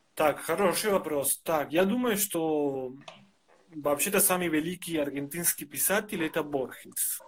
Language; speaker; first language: Russian; non-native, fluent; Spanish